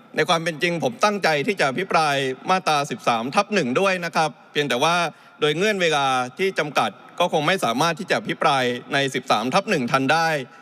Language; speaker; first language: Thai; native; Thai